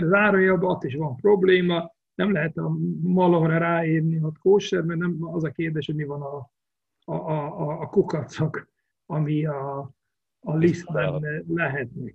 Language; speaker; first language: Hungarian; non-native, fluent; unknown